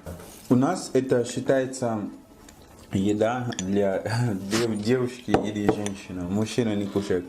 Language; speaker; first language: Russian; non-native, fluent; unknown